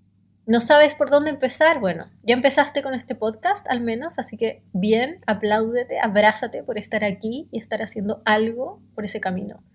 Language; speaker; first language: Spanish; native; Spanish